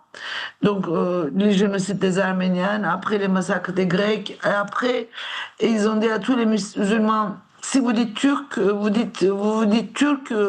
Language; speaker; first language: French; non-native, fluent; Turkish